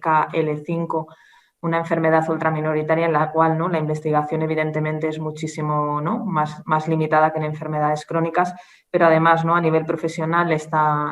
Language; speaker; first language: Spanish; native; Spanish